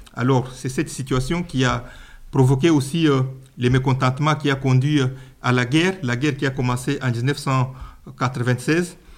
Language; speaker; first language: French; non-native, local second language; Luba-Lulua